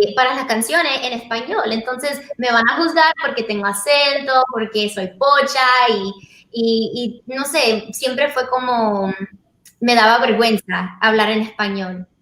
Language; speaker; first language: Spanish; early bilingual, heritage; Spanish